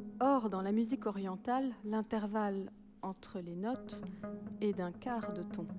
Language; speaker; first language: French; native; French